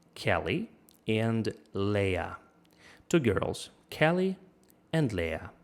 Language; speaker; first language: English; non-native, fluent; Russian